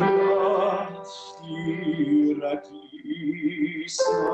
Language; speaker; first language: Greek; early bilingual, heritage; Greek